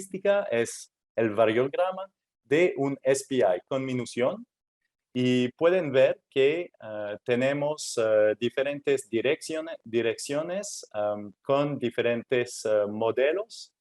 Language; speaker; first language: Spanish; non-native, fluent; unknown